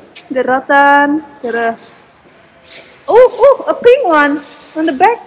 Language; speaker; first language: English; non-native, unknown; Indonesian